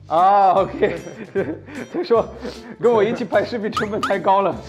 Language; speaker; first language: Chinese; non-native, fluent; German